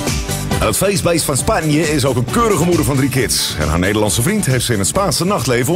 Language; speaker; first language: Dutch; native; Dutch